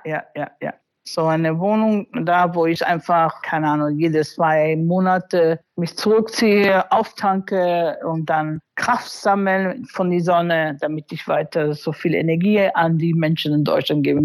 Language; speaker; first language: German; non-native, fluent; English